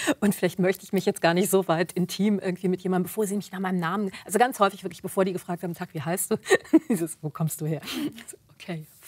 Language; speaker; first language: German; early bilingual, other home language; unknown